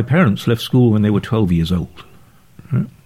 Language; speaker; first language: English; native; English